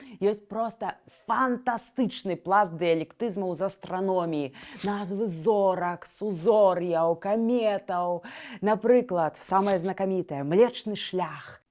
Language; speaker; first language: Belarusian; native; Belarusian